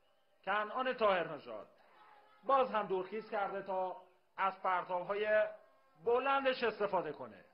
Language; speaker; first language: Persian; native; Persian